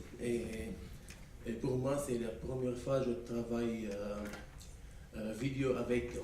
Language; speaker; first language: French; non-native, learner; Arabic